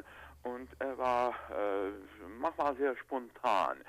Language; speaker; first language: German; non-native, fluent; Czech